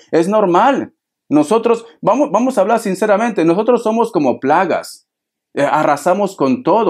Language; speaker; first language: Spanish; native; Spanish